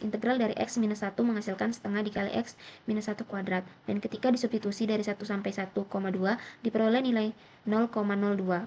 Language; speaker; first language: Indonesian; native; Indonesian